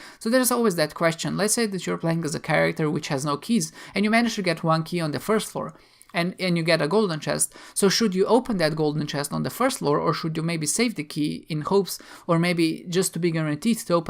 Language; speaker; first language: English; non-native, fluent; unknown